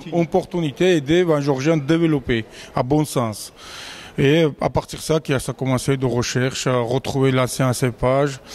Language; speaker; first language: French; non-native, learner; Georgian